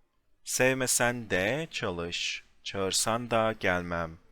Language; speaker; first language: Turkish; non-native, fluent; English